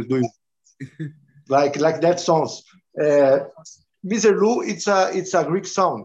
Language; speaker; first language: English; non-native, learner; Portuguese